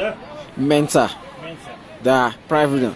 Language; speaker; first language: Russian; non-native, learner; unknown